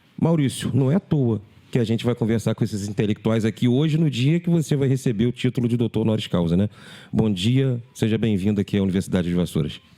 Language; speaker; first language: Portuguese; native; Portuguese